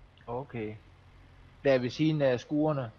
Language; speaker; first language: Danish; native; Danish